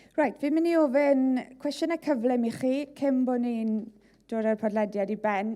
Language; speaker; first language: Welsh; native; Welsh